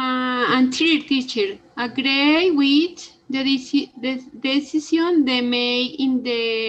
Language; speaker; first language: English; non-native, learner; Spanish